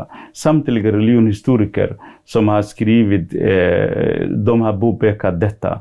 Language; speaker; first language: Swedish; non-native, fluent; Somali